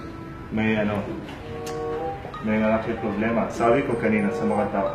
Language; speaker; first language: Filipino; non-native, learner; Arabic